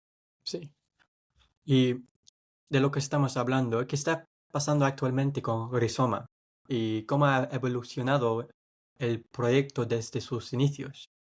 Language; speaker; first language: Spanish; non-native, fluent; English